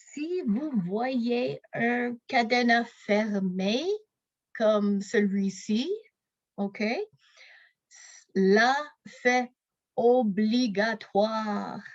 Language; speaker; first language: French; non-native, local second language; English